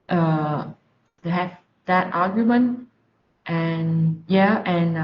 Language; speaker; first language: English; non-native, learner; Vietnamese